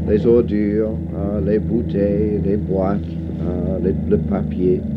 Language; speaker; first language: French; non-native, fluent; English